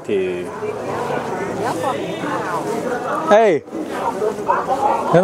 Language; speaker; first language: Vietnamese; non-native, fluent; Korean